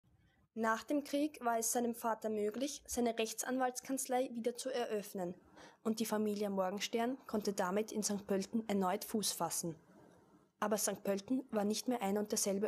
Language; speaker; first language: German; native; German